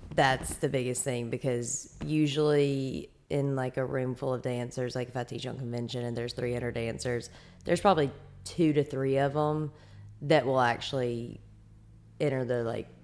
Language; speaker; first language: English; native; English